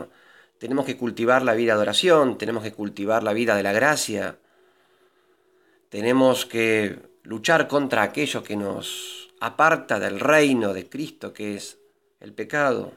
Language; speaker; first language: Spanish; native; Spanish